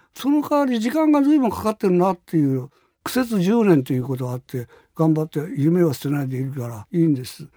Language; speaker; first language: Japanese; native; Japanese